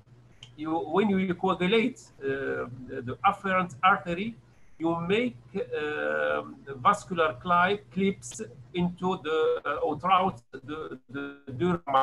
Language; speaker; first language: English; non-native, learner; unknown